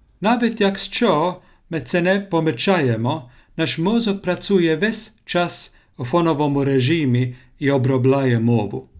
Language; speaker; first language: Ukrainian; non-native, learner; Finnish